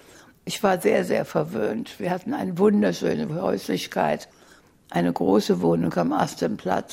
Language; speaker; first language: German; native; German